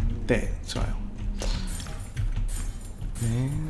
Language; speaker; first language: Korean; non-native, learner; English